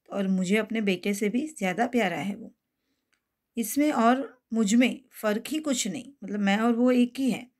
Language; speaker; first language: Hindi; non-native, local second language; Gujarati